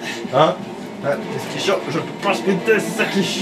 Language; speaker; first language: French; native; French